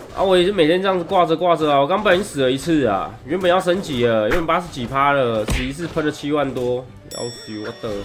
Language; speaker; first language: Chinese; native; Chinese